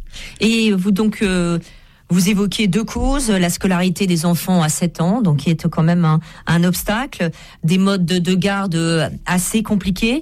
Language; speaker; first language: French; native; French